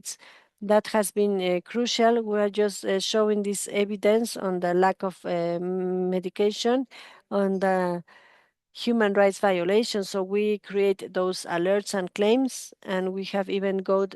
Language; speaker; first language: English; non-native, fluent; Spanish